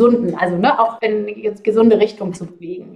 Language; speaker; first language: German; native; German